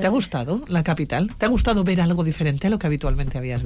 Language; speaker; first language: Spanish; native; Spanish